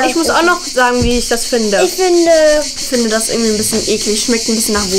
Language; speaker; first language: German; native; German